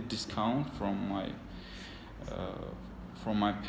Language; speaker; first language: English; non-native, learner; Armenian